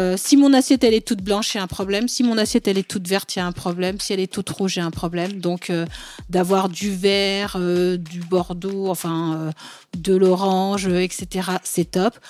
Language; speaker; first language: French; early bilingual, other home language; Bambara